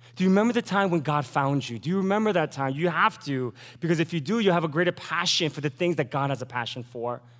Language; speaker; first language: English; early bilingual, other home language; Korean